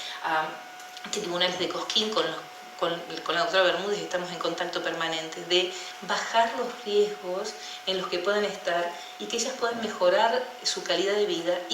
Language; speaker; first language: Spanish; native; Spanish